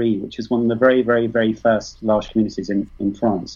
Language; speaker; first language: English; native; English